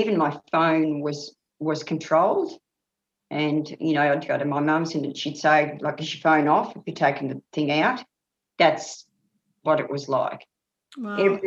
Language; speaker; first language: English; native; English